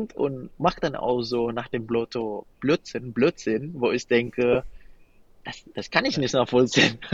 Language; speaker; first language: German; non-native, fluent; Indonesian